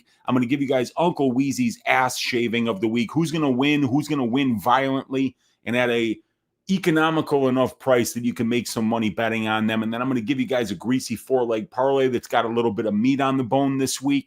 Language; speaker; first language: English; native; English